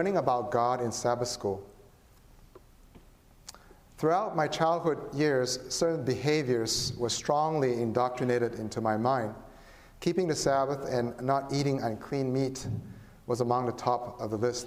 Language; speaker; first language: English; non-native, local second language; Chinese